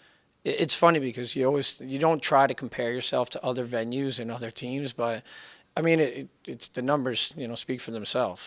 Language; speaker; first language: English; native; English